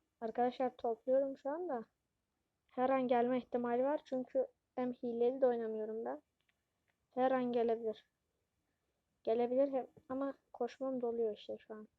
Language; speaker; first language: Turkish; native; Turkish